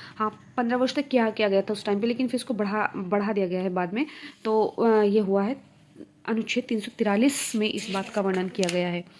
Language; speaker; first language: Hindi; native; Hindi